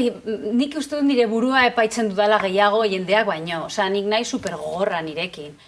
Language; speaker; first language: Basque; non-native, local second language; Spanish